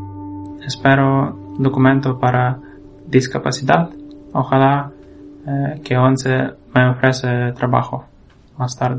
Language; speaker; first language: Spanish; non-native, learner; Ukrainian